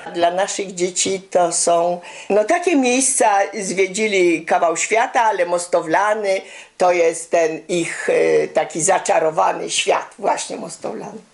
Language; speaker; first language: Polish; native; Polish